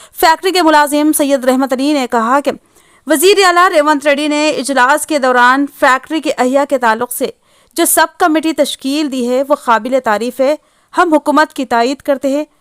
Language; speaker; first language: Hindi; non-native, local second language; Urdu